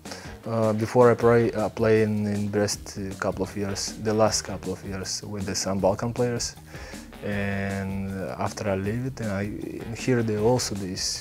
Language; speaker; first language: English; non-native, learner; Belarusian